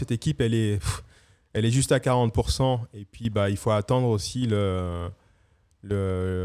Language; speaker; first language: French; native; French